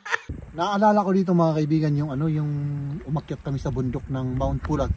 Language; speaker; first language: Filipino; native; Filipino